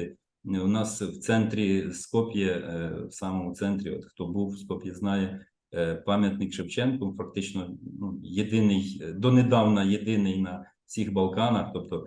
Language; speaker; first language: Ukrainian; native; Ukrainian